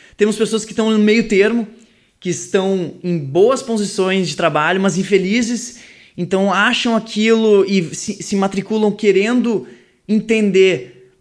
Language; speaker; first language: Portuguese; early bilingual, other home language; French